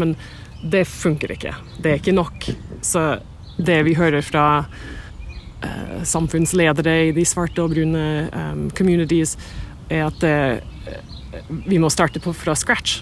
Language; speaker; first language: Norwegian; non-native, fluent; English